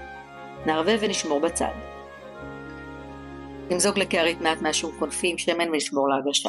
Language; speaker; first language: Hebrew; native; Hebrew